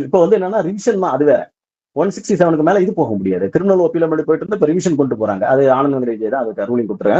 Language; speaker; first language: Tamil; native; Tamil